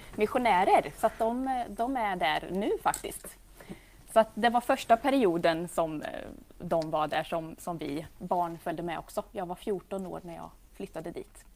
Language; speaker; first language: Swedish; native; Swedish